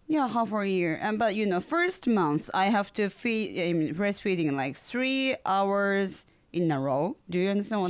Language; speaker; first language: English; non-native, learner; Japanese